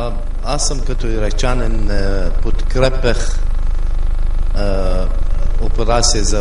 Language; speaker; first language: Bulgarian; non-native, fluent; Arabic